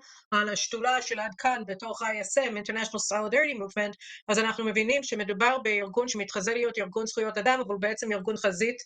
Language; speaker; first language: Hebrew; native; Hebrew